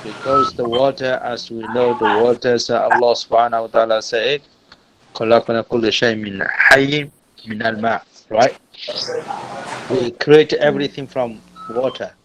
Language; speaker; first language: English; non-native, fluent; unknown